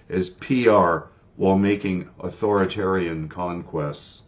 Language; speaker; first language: English; native; English